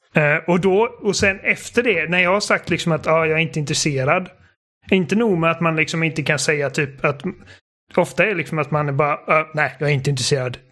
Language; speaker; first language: Swedish; native; Swedish